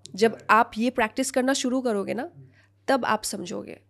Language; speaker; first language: Hindi; non-native, local second language; Assamese